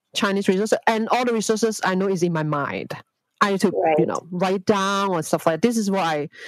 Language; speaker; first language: English; non-native, local second language; Cantonese